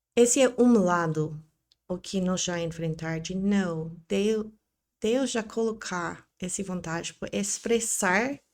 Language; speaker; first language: Portuguese; non-native, learner; English